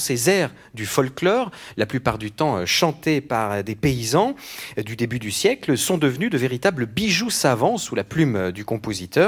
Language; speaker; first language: French; native; French